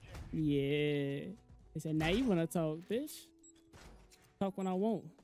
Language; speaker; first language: English; native; English